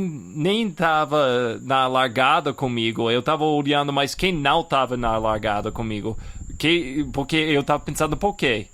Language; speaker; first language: Portuguese; non-native, fluent; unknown